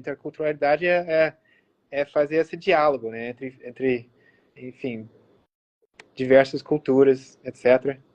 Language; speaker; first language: Portuguese; early bilingual, heritage; Portuguese